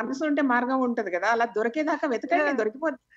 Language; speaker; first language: Telugu; native; Telugu